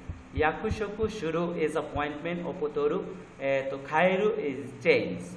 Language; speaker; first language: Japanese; non-native, fluent; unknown